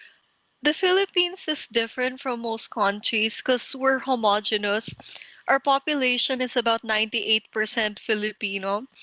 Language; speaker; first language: English; non-native, local second language; Filipino